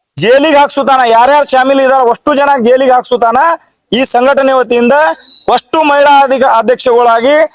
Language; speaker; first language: Kannada; non-native, local second language; Lambadi